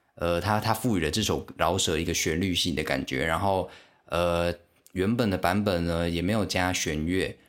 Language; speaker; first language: Chinese; non-native, local second language; Min Nan Chinese